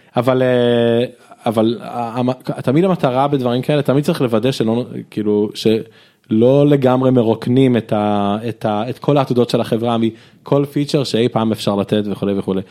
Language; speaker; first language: Hebrew; early bilingual, other home language; English